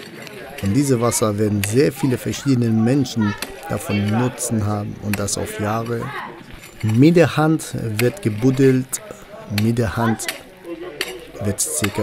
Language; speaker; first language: German; non-native, local second language; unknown